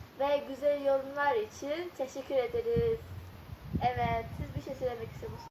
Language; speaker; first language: Turkish; early bilingual, heritage; Turkish